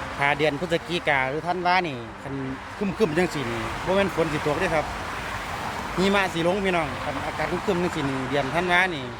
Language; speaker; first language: Thai; native; Thai